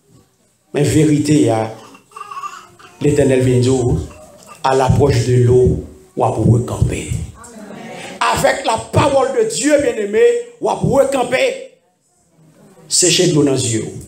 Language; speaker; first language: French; non-native, local second language; Haitian Creole